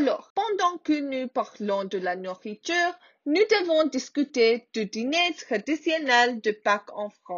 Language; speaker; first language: French; non-native, learner; English